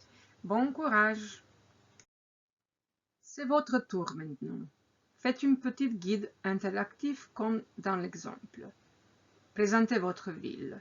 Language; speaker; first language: French; non-native, fluent; Croatian